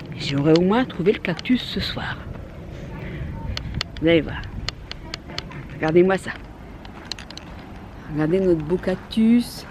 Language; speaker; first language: French; native; French